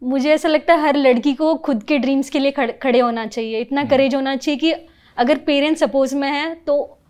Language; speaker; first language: Hindi; non-native, local second language; Marathi